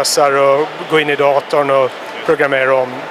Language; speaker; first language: Swedish; native; Swedish